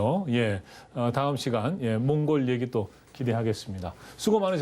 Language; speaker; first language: Korean; native; Korean